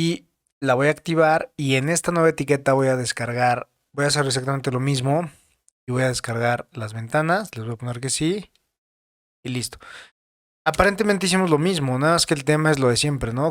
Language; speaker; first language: Spanish; native; Spanish